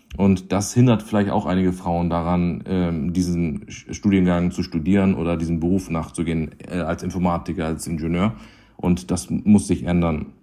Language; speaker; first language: German; native; German